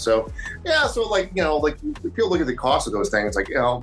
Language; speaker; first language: English; native; English